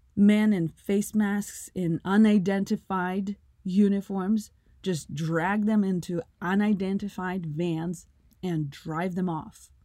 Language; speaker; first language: English; non-native, fluent; Russian